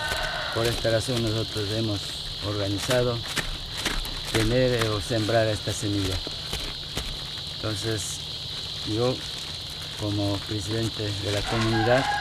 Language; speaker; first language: Spanish; non-native, local second language; Quechua